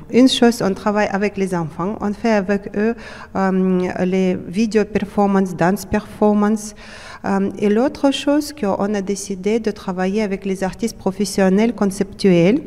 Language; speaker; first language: French; non-native, fluent; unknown